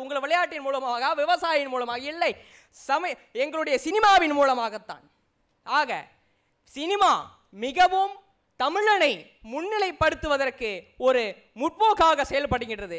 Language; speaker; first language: Tamil; native; Tamil